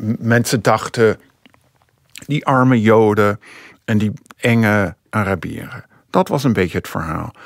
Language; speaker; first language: Dutch; non-native, fluent; English